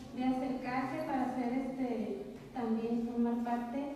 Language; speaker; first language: Spanish; native; Spanish